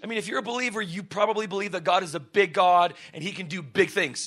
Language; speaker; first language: English; early bilingual, other home language; Russian